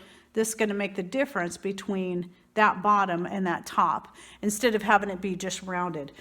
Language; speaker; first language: English; native; English